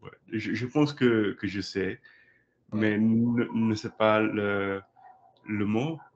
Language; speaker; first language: French; non-native, learner; English